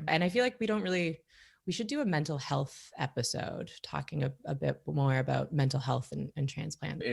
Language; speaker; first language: English; native; English